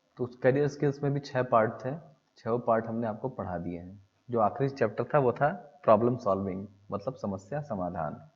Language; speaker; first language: Hindi; native; Hindi